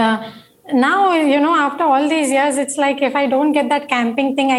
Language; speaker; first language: English; non-native, local second language; Marathi